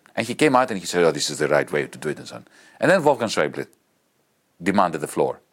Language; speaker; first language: English; non-native, fluent; Greek